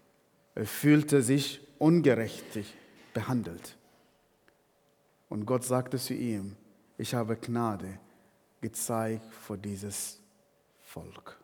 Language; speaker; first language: German; non-native, fluent; Arabic